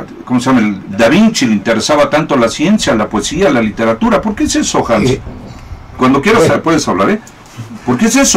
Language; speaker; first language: Spanish; native; Spanish